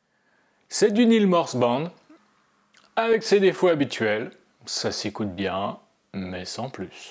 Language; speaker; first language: French; native; French